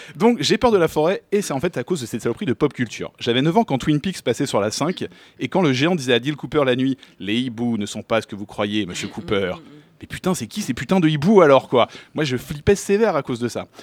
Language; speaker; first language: French; native; French